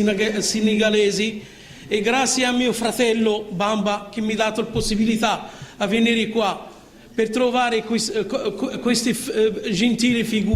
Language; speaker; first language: Italian; non-native, learner; Arabic